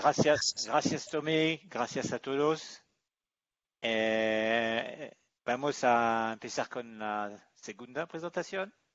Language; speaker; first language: Spanish; non-native, learner; English